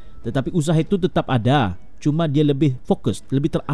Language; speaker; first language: Malay; native; Malay